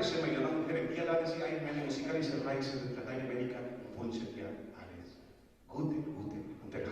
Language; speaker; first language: German; non-native, learner; Spanish